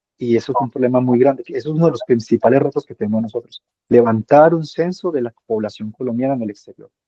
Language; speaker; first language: Spanish; native; Spanish